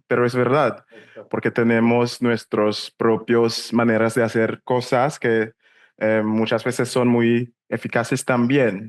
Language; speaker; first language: Spanish; non-native, fluent; English